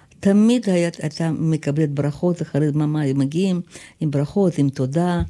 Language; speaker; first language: Hebrew; non-native, fluent; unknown